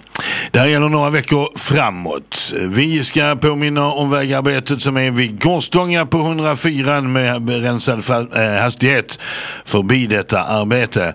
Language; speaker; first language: Swedish; native; Swedish